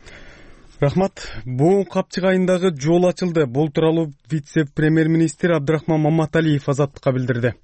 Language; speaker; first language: Kyrgyz; native; Kyrgyz